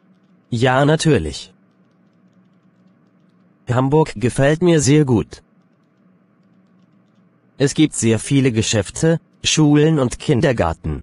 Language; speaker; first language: German; non-native, learner; Persian